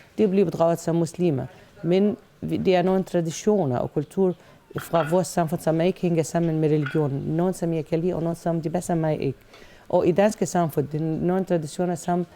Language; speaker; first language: Danish; non-native, fluent; Arabic